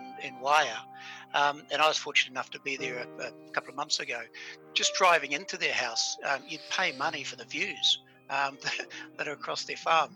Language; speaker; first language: English; native; English